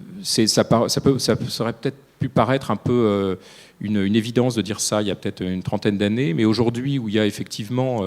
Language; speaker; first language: French; native; French